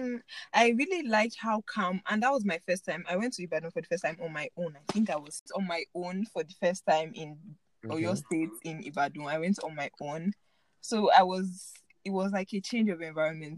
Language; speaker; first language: English; non-native, local second language; Yoruba